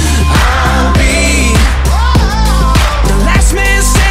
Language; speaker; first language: English; native; English